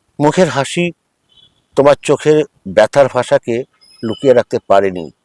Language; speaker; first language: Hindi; non-native, local second language; Bangla